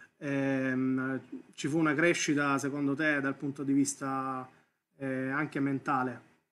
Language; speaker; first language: Italian; native; Italian